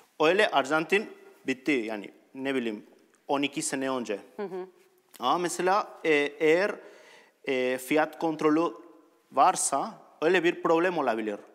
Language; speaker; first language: Turkish; non-native, learner; Spanish